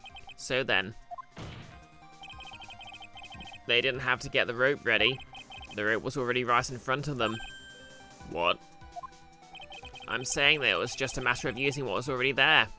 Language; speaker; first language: English; native; English